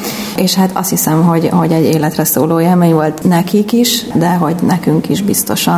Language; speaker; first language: Hungarian; native; Hungarian